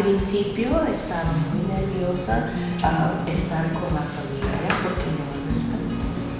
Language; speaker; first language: Spanish; non-native, learner; English